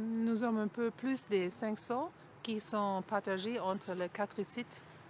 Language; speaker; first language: French; non-native, fluent; German